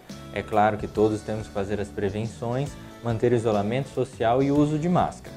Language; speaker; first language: Portuguese; native; Portuguese